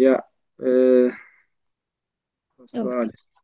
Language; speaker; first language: German; non-native, learner; Turkish